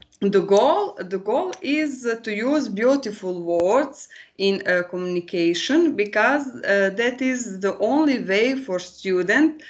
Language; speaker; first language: English; non-native, learner; Croatian